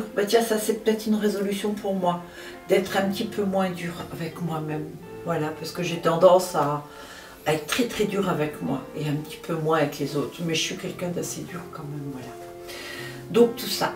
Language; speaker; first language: French; native; French